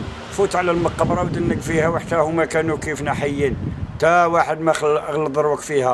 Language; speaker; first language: Arabic; native; Arabic